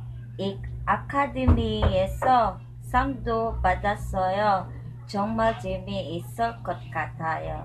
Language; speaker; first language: Korean; non-native, learner; Cebuano